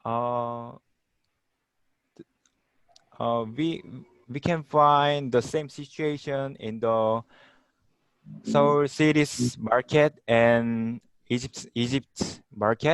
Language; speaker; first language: English; non-native, learner; Korean